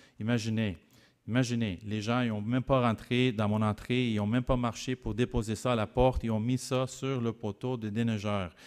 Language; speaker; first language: French; native; French